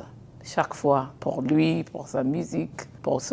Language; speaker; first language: French; non-native, fluent; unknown